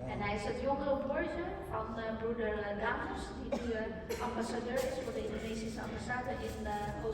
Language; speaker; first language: Dutch; non-native, fluent; Indonesian